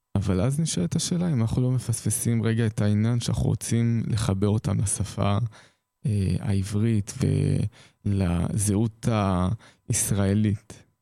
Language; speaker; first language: Hebrew; native; Hebrew